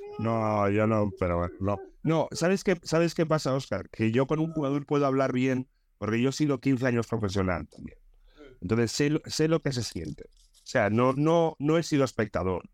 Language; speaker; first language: Spanish; native; Spanish